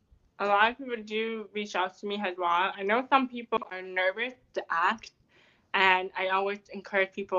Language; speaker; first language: English; native; English